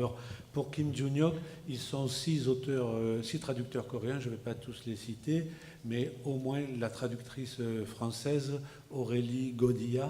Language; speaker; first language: French; native; French